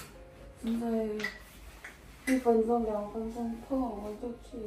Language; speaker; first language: Chinese; non-native, learner; Indonesian